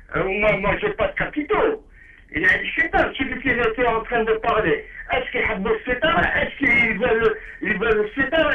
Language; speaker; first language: French; non-native, local second language; Arabic